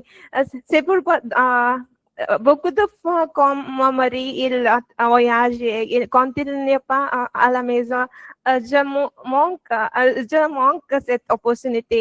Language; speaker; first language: French; non-native, learner; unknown